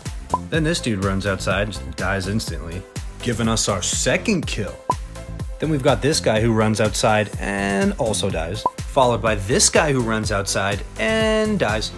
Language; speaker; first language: English; native; English